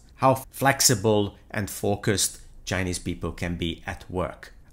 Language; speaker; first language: English; non-native, fluent; Hungarian